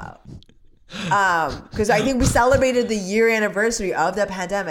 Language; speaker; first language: English; early bilingual, other home language; Korean